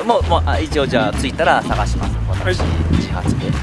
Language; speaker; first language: Japanese; native; Japanese